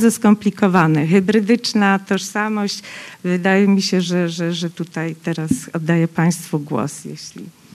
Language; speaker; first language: Polish; non-native, local second language; Rusyn